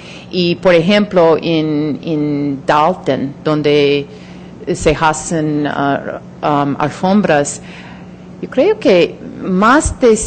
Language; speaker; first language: Spanish; non-native, fluent; English